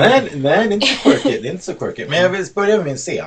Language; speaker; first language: Swedish; native; Swedish